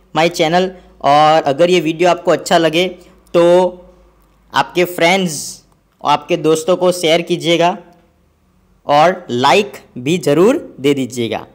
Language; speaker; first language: Hindi; non-native, local second language; Gujarati